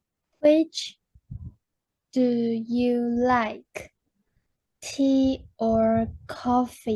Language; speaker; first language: English; non-native, learner; Chinese